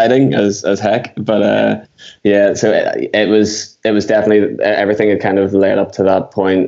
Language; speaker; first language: English; native; English